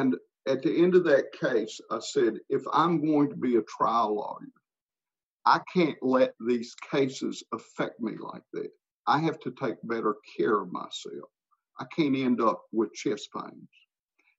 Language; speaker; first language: English; native; English